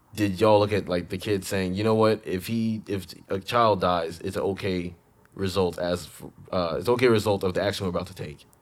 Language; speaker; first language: English; native; English